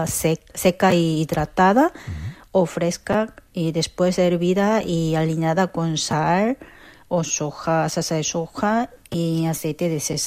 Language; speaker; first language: Spanish; non-native, local second language; Korean